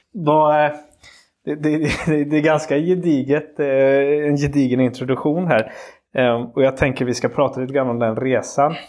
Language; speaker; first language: Swedish; native; Swedish